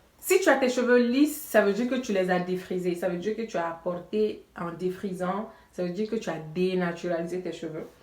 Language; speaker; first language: French; non-native, local second language; Bambara